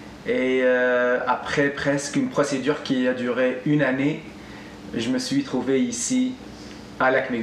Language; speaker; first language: French; non-native, local second language; Arabic